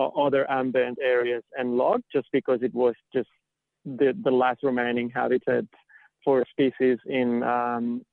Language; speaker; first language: English; non-native, fluent; Catalan